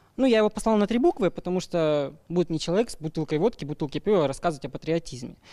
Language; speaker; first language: Russian; native; Russian